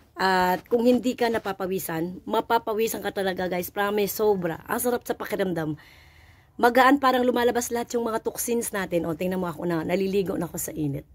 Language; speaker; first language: Filipino; non-native, local second language; Cebuano